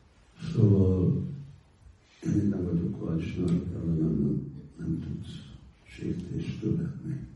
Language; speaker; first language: Hungarian; non-native, learner; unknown